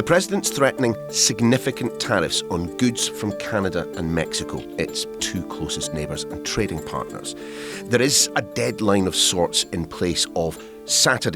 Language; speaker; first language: English; native; English